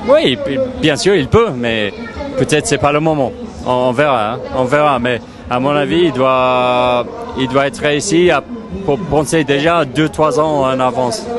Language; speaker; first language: French; non-native, fluent; English